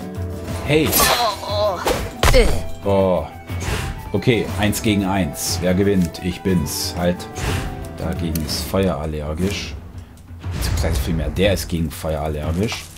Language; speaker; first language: German; native; German